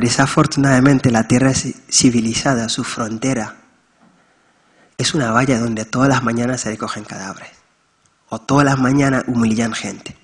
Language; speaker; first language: Spanish; non-native, fluent; Wolof